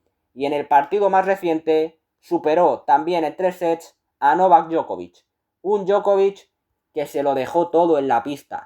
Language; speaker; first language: Spanish; native; Spanish